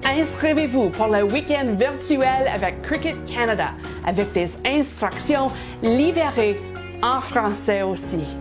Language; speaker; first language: French; non-native, learner; English